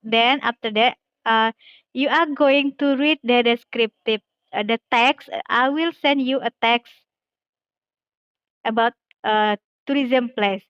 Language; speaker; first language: English; non-native, fluent; Indonesian